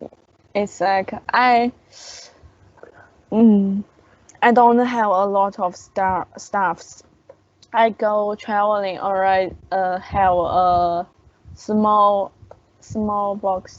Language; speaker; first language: English; non-native, learner; Chinese